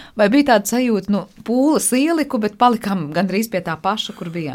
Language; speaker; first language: Latvian; native; Latvian